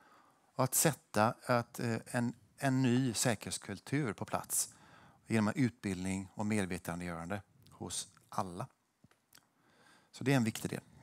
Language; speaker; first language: Swedish; native; Swedish